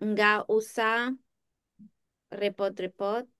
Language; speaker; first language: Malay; non-native, learner; German